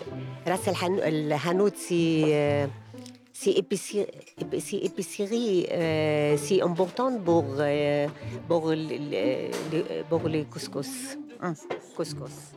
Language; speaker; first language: French; non-native, learner; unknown